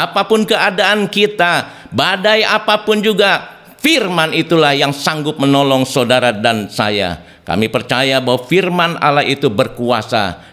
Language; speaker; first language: Indonesian; native; Indonesian